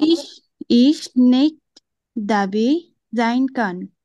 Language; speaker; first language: German; non-native, learner; Bangla